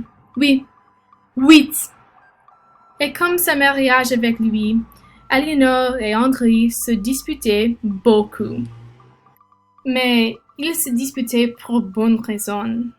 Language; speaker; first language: French; non-native, learner; English